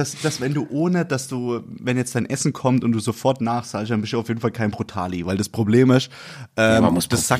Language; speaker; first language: German; native; German